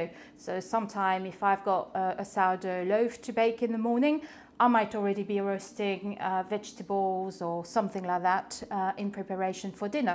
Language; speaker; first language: English; non-native, fluent; French